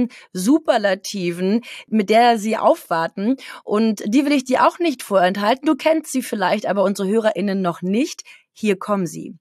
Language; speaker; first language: German; native; German